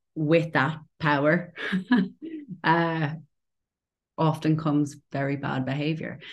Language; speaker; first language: English; native; English